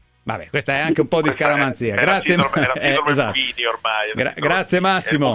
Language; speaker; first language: Italian; native; Italian